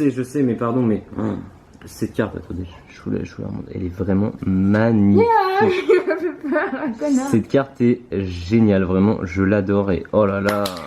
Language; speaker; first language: French; native; French